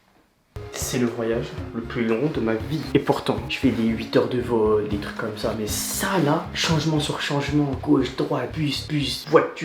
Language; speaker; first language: French; native; French